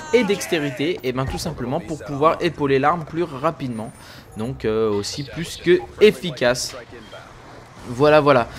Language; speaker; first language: French; native; French